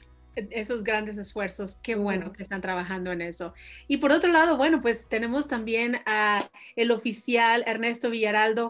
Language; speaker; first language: Spanish; native; Spanish